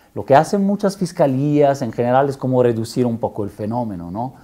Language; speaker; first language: Spanish; non-native, fluent; Italian